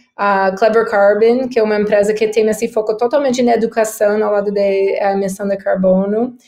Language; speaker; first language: Portuguese; non-native, fluent; English